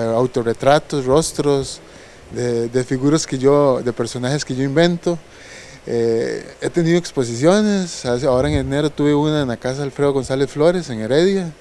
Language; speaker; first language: Spanish; native; Spanish